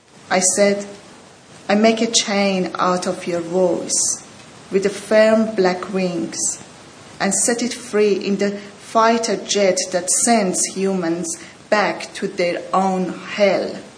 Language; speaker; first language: English; non-native, learner; Persian